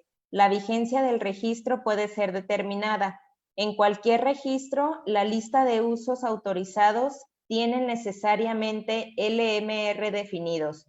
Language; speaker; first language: Spanish; native; Spanish